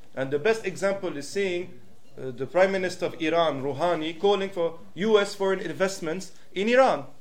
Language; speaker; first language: English; non-native, fluent; French